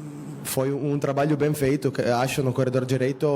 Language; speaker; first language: Portuguese; non-native, fluent; Spanish